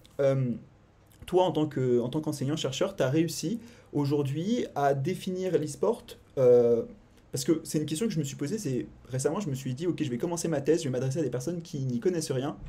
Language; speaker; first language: French; native; French